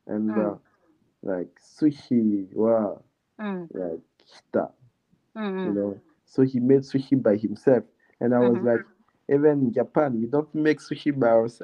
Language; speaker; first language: English; non-native, fluent; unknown